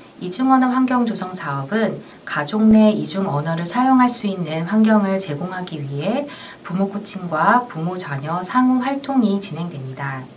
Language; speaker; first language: Korean; native; Korean